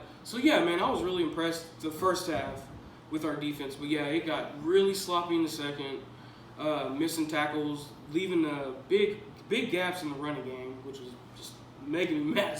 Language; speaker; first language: English; native; English